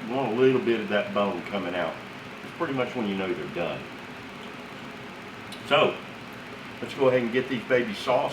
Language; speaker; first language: English; native; English